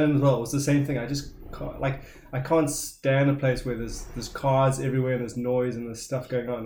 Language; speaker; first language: English; native; English